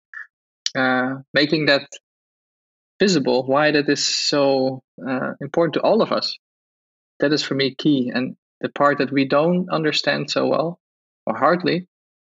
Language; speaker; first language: English; non-native, fluent; Dutch